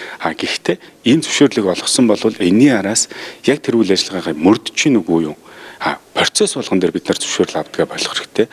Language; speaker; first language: Mongolian; native; Mongolian